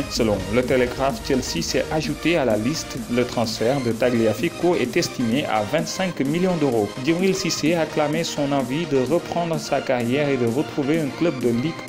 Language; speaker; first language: French; non-native, local second language; Wolof